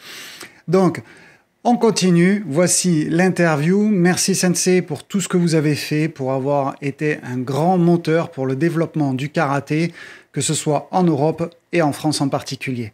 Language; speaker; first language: French; native; French